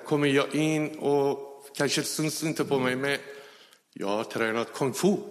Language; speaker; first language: Swedish; non-native, fluent; Persian